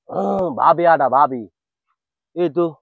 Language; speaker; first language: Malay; non-native, learner; Bangla